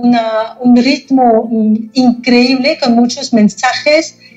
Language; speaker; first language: Spanish; non-native, fluent; French